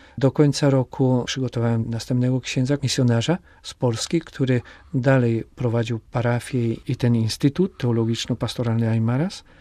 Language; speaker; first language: Polish; native; Polish